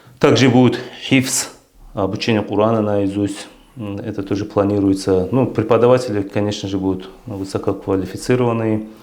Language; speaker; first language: Russian; non-native, local second language; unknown